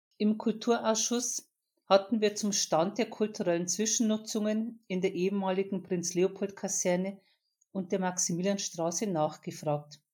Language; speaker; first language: German; native; German